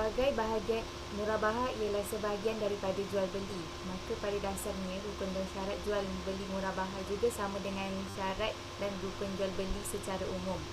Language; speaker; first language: Malay; native; Malay